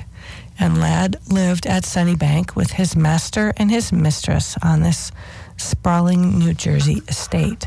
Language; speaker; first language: English; native; English